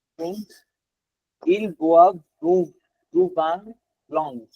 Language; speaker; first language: French; non-native, learner; Bangla